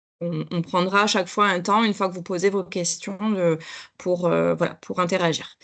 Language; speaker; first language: French; native; French